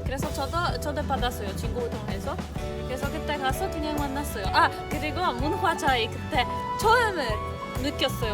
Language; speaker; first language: Korean; non-native, fluent; Polish